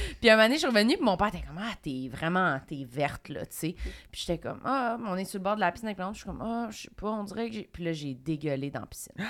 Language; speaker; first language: French; native; French